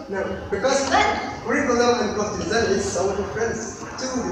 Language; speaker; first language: English; non-native, learner; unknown